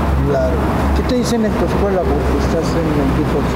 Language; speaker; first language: Spanish; native; Spanish